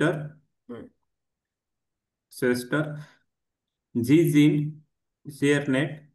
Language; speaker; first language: German; non-native, learner; Marathi